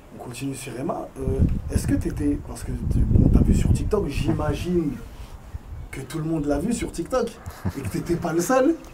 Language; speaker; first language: French; native; French